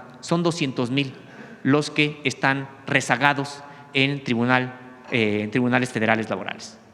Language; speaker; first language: Spanish; native; Spanish